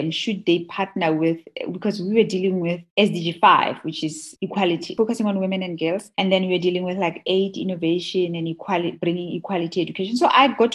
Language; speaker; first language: English; non-native, local second language; Tswana